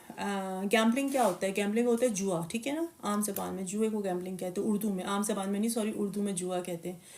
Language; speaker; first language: Urdu; native; Urdu